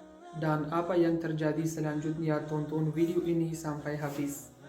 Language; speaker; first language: Indonesian; non-native, fluent; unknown